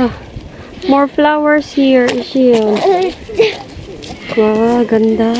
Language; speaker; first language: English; non-native, local second language; Filipino